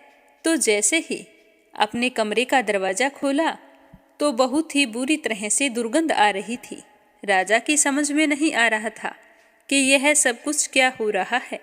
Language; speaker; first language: Hindi; native; Hindi